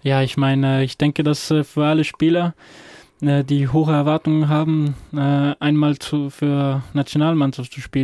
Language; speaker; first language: German; non-native, fluent; Croatian